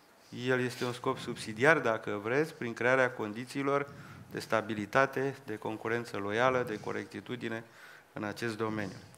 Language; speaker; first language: Romanian; native; Romanian